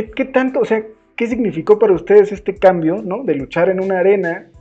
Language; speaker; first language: Spanish; native; Spanish